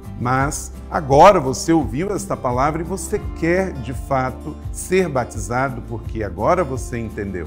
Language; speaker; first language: Portuguese; native; Portuguese